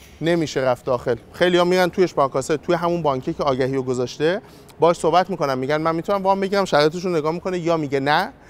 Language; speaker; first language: Persian; native; Persian